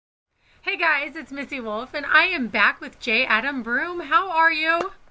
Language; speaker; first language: English; native; English